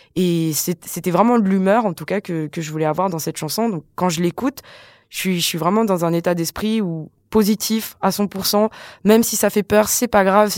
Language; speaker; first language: French; non-native, local second language; Malagasy